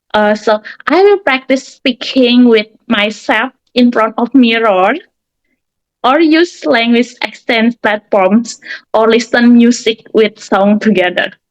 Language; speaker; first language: English; non-native, learner; Indonesian